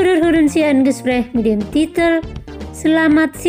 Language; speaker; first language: German; non-native, fluent; Indonesian